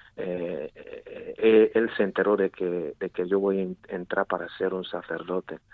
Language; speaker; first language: Spanish; non-native, fluent; Igbo